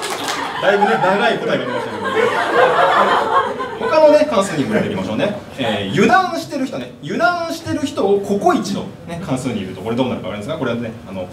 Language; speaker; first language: Japanese; native; Japanese